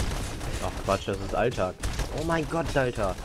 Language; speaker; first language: German; native; German